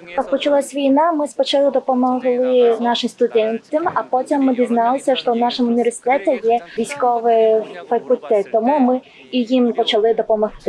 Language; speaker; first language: Ukrainian; non-native, learner; Korean